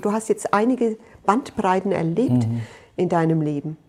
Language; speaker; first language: German; native; German